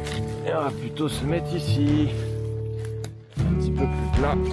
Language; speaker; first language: French; native; French